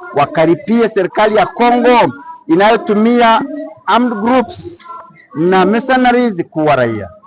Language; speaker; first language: Swahili; non-native, local second language; Kinyarwanda